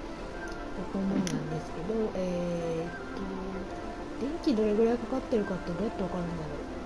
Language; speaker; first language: Japanese; native; Japanese